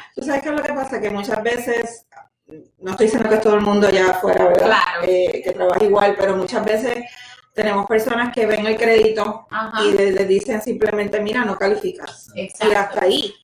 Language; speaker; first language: Spanish; native; Spanish